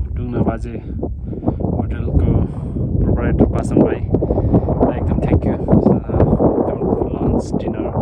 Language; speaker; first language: Nepali; non-native, local second language; Sherpa